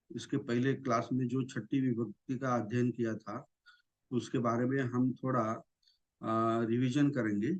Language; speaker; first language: Hindi; non-native, local second language; Marathi